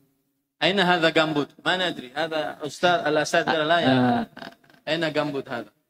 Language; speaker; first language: Arabic; non-native, fluent; Indonesian